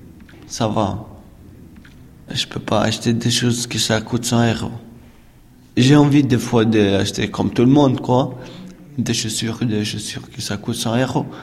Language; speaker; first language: French; non-native, learner; Albanian